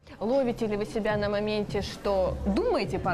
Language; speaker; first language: Russian; native; Russian